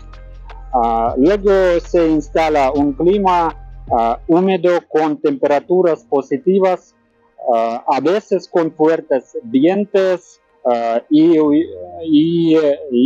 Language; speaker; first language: Spanish; non-native, learner; Russian